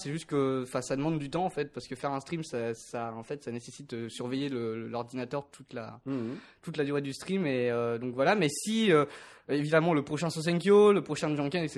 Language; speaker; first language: French; native; French